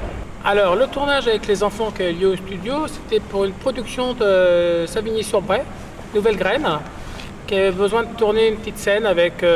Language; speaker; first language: French; native; French